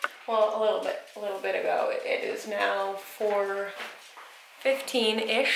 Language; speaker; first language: English; native; English